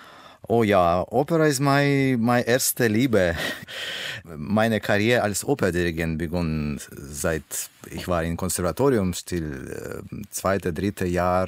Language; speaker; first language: German; non-native, learner; Russian